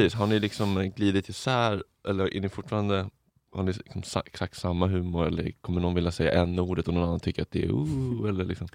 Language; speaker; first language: Swedish; native; Swedish